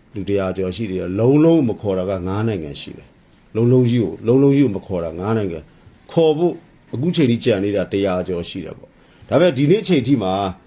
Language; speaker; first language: Burmese; non-native, local second language; S'gaw Karen